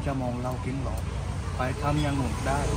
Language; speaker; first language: Thai; non-native, fluent; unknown